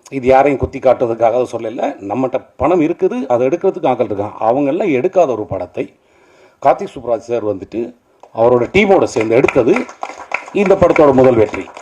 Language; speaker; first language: Tamil; native; Tamil